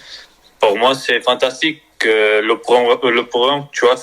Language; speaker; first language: French; non-native, learner; Spanish